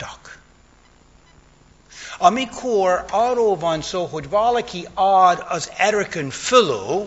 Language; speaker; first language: Hungarian; non-native, fluent; English